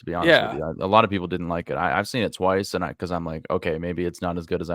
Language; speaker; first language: English; native; English